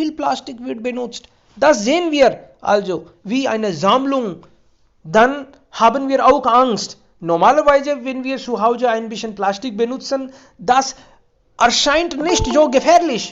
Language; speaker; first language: German; non-native, fluent; Hindi